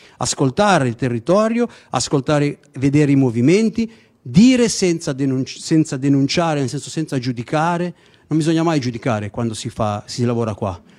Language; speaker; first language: Italian; native; Italian